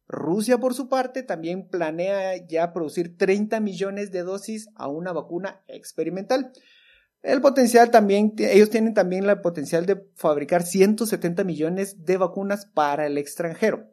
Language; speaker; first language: Spanish; native; Spanish